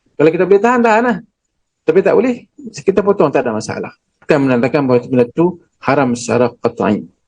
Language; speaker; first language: Malay; native; Malay